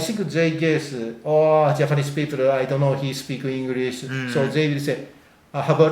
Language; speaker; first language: English; non-native, learner; Japanese